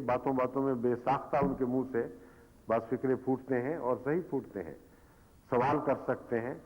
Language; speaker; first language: Urdu; native; Urdu